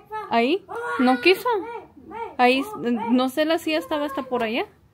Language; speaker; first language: Spanish; early bilingual, heritage; Spanish